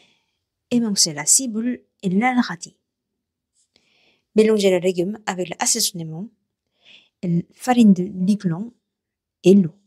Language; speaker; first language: French; non-native, learner; Korean